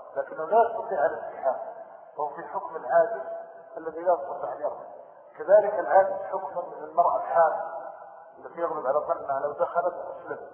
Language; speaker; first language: Arabic; native; Arabic